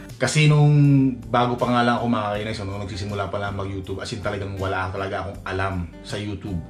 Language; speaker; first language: Filipino; native; Filipino